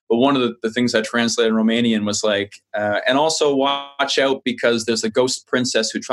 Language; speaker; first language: English; native; English